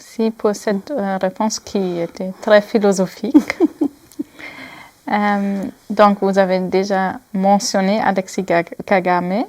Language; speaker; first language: French; non-native, fluent; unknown